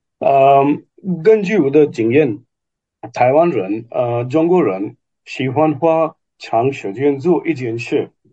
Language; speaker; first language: Chinese; non-native, learner; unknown